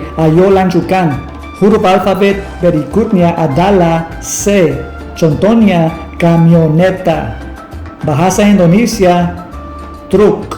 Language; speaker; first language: Indonesian; non-native, learner; Spanish